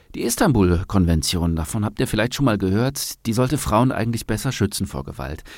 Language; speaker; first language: German; native; German